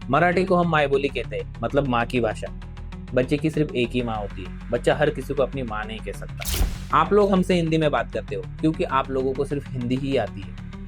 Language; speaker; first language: Hindi; non-native, local second language; Marathi